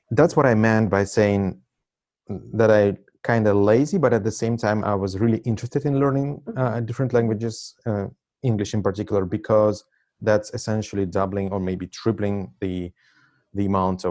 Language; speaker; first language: English; non-native, fluent; Russian